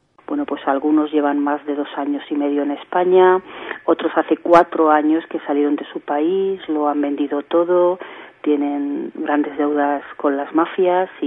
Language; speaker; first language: Spanish; native; Spanish